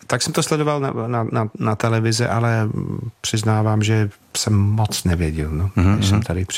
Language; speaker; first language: Czech; non-native, fluent; English